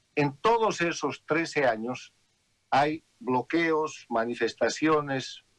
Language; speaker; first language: Spanish; native; Spanish